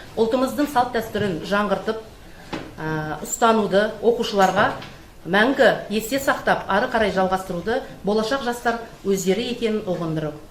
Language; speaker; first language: Kazakh; native; Kazakh